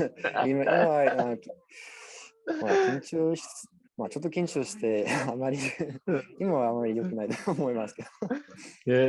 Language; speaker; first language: Japanese; non-native, learner; English